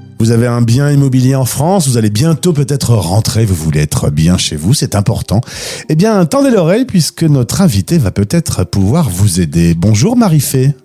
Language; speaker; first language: French; native; French